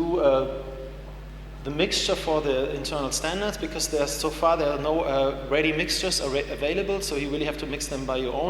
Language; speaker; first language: English; non-native, fluent; German